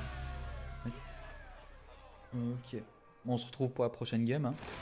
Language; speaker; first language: French; native; French